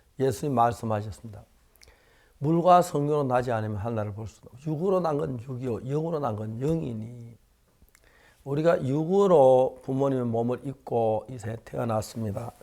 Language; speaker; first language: Korean; native; Korean